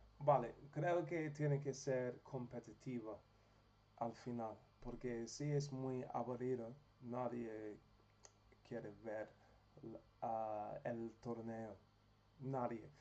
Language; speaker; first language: Spanish; non-native, learner; English